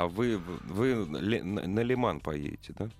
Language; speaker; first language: Russian; native; Russian